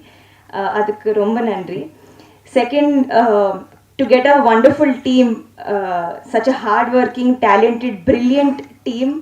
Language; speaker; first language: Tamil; non-native, learner; Telugu